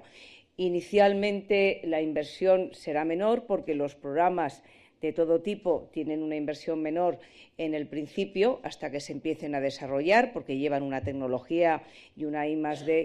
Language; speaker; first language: Spanish; native; Spanish